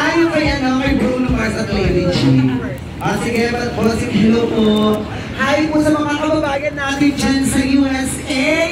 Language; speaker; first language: Filipino; non-native, local second language; Pampanga